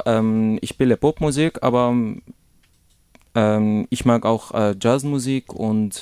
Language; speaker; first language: German; non-native, learner; Arabic